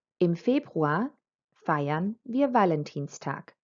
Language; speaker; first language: German; non-native, fluent; Croatian